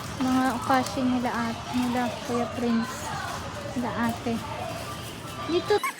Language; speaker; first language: Filipino; native; Filipino